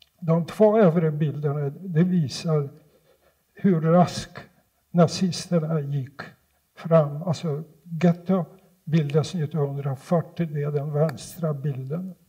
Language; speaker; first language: Swedish; non-native, fluent; Polish